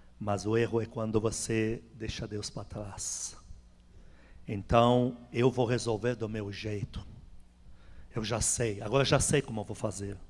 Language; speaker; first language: Portuguese; non-native, fluent; Arabic